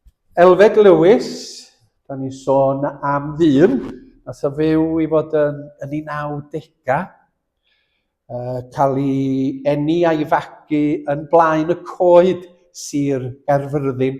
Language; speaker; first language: Welsh; native; Welsh